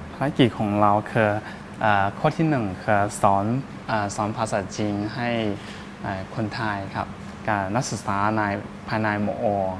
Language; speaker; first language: Thai; non-native, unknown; Chinese